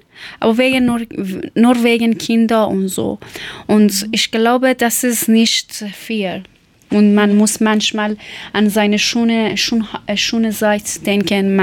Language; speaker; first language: German; non-native, learner; Persian